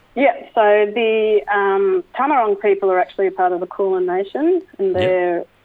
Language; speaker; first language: English; native; English